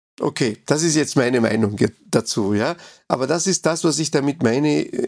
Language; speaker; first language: German; non-native, fluent; Spanish